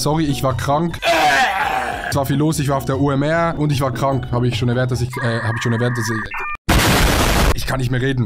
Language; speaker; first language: German; native; German